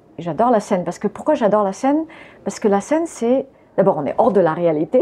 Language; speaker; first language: French; early bilingual, other home language; English